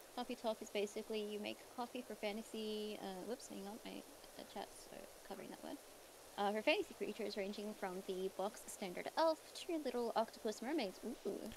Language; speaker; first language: English; native; English